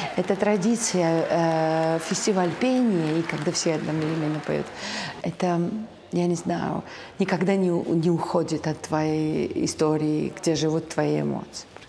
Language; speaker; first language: Russian; non-native, local second language; Georgian